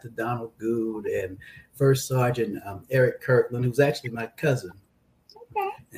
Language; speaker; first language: English; native; English